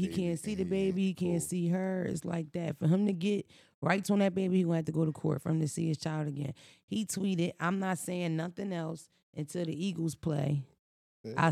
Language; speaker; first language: English; native; English